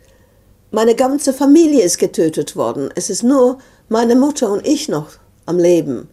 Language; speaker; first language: German; non-native, fluent; Serbian